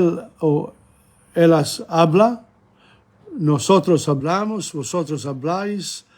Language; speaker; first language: Spanish; non-native, learner; English